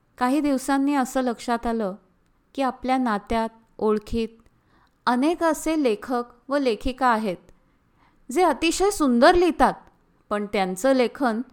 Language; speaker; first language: Marathi; early bilingual, heritage; Marathi